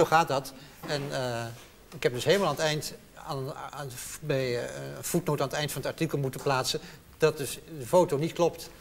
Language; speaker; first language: Dutch; native; Dutch